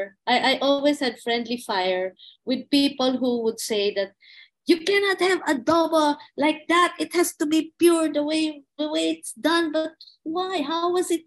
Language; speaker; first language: English; non-native, local second language; Filipino